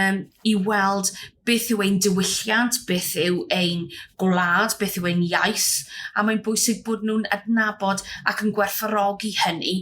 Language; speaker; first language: Welsh; native; Welsh